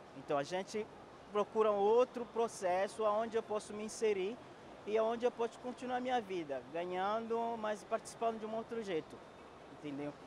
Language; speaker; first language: Portuguese; non-native, fluent; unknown